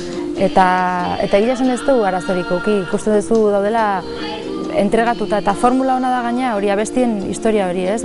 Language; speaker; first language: Basque; native; Basque